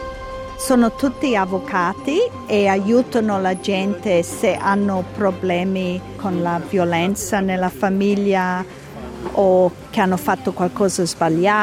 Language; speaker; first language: Italian; early bilingual, heritage; Italian